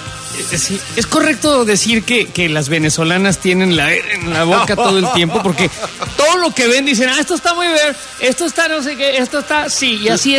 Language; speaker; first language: Spanish; native; Spanish